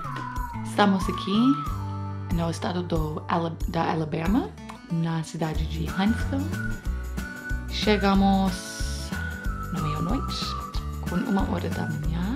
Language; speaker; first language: Portuguese; non-native, learner; English